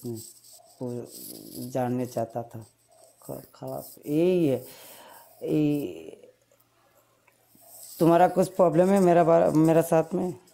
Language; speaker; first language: Hindi; non-native, learner; Bangla